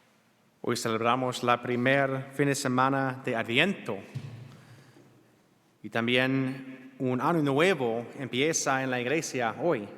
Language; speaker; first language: Spanish; non-native, learner; English